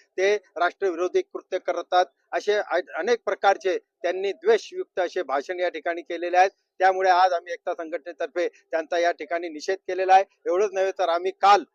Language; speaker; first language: Marathi; non-native, local second language; Urdu